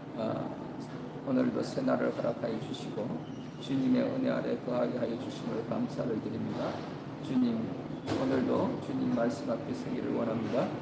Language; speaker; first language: Korean; native; Korean